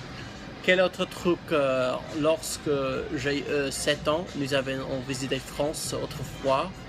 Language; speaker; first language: French; non-native, learner; English